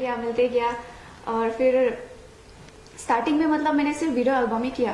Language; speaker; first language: Hindi; non-native, local second language; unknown